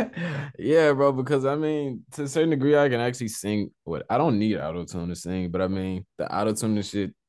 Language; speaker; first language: English; native; English